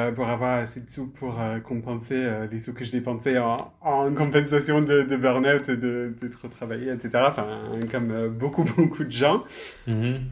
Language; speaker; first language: French; non-native, fluent; English